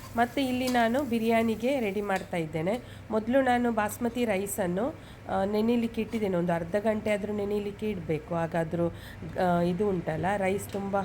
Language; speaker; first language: Kannada; non-native, local second language; Konkani